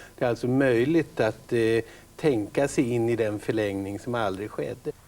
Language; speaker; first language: Swedish; native; Swedish